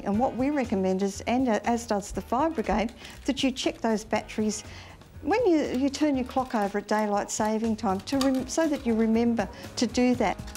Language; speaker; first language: English; native; English